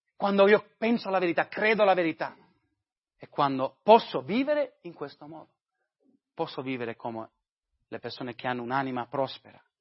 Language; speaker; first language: Italian; non-native, fluent; English